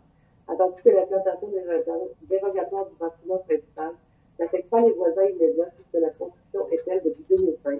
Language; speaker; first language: French; native; French